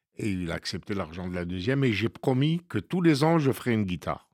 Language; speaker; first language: French; native; French